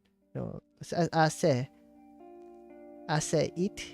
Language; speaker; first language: Spanish; non-native, learner; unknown